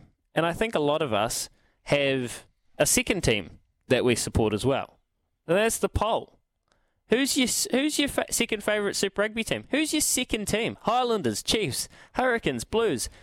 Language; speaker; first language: English; native; English